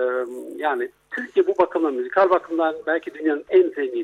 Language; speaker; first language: Turkish; non-native, fluent; German